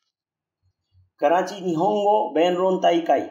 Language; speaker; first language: Japanese; non-native, fluent; Urdu